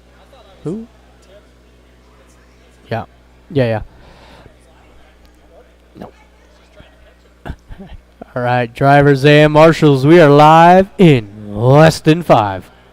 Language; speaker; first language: English; native; English